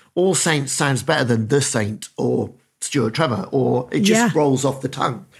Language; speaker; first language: English; native; English